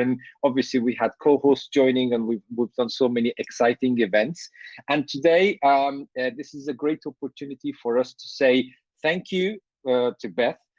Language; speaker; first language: English; non-native, fluent; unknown